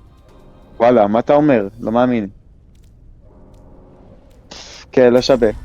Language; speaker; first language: Hebrew; native; Hebrew